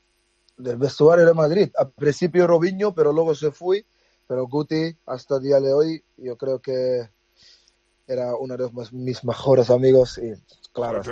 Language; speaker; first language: Spanish; non-native, fluent; Dutch